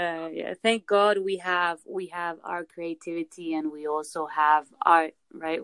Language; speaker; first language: English; non-native, fluent; Spanish